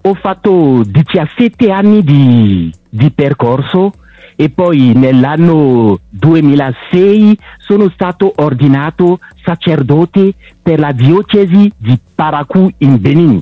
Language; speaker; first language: Italian; non-native, local second language; French